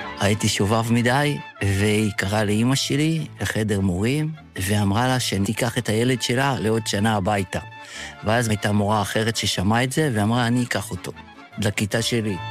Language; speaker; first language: Hebrew; early bilingual, other home language; Yiddish